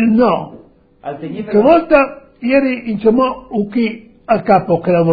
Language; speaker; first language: Italian; non-native, local second language; Friulian